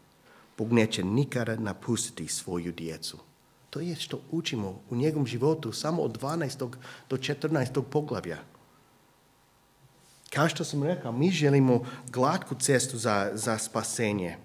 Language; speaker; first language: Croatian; non-native, fluent; English